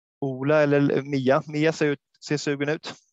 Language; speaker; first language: Swedish; native; Swedish